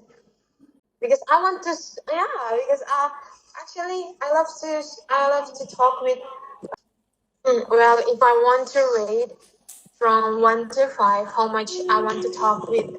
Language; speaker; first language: English; non-native, fluent; Indonesian